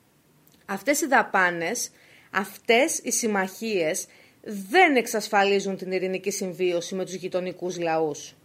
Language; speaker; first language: Greek; native; Greek